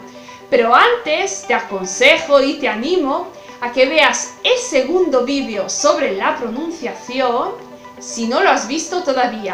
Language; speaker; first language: Spanish; non-native, fluent; Italian